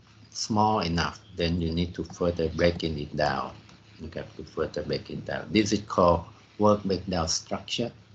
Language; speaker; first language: English; non-native, fluent; Thai